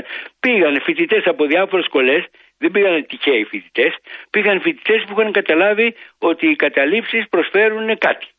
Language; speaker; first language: Greek; native; Greek